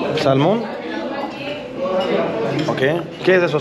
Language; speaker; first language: Spanish; non-native, learner; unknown